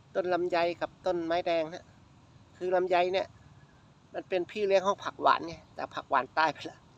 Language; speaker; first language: Thai; native; Thai